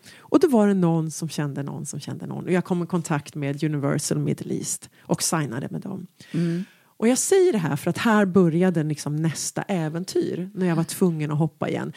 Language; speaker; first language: Swedish; native; Swedish